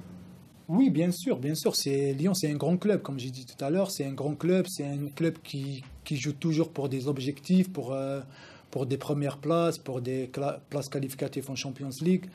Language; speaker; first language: French; non-native, local second language; Arabic